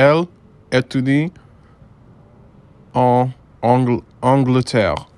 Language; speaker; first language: French; non-native, learner; English